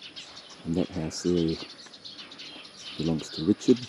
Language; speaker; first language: English; native; English